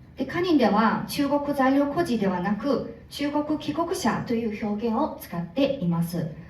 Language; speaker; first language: Japanese; non-native, fluent; Korean